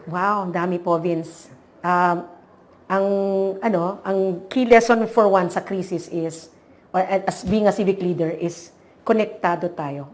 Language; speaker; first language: Filipino; non-native, local second language; Maranao